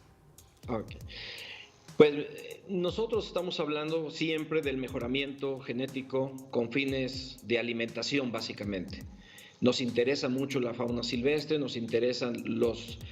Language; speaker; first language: Spanish; native; Spanish